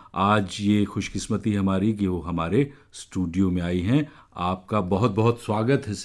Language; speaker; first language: Hindi; native; Hindi